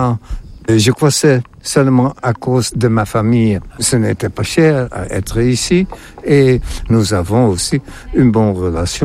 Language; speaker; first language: French; non-native, fluent; Dutch